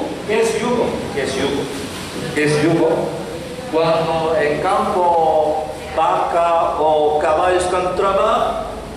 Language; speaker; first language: Spanish; non-native, learner; Korean